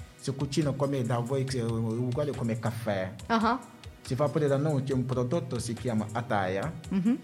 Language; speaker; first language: Italian; non-native, learner; Wolof